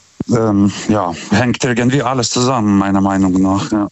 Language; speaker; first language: German; non-native, fluent; Lithuanian